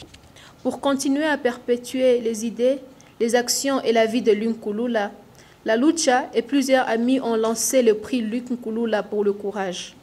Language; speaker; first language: French; non-native, local second language; Swahili